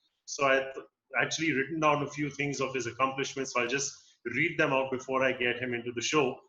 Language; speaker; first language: English; non-native, local second language; Hindi